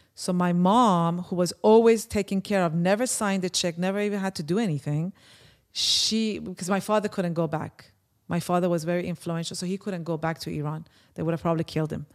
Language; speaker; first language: English; early bilingual, other home language; Persian